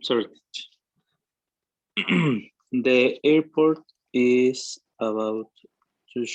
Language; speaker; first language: English; non-native, learner; Spanish